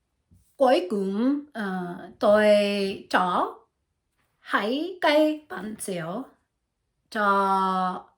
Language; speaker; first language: Vietnamese; non-native, learner; French